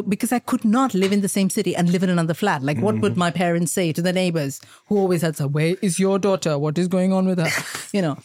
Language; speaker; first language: English; non-native, local second language; Malayalam